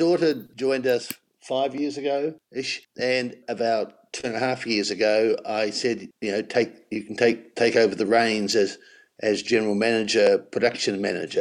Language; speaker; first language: English; native; English